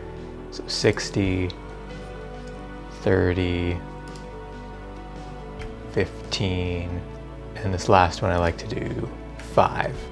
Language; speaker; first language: English; native; English